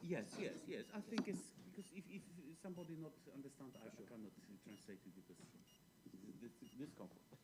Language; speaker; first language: English; non-native, learner; Polish